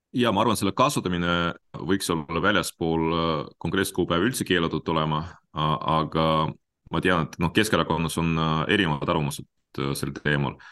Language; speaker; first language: Estonian; non-native, local second language; Russian